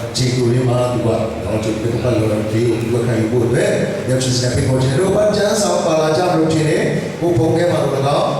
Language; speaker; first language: Burmese; non-native, local second language; Tedim Chin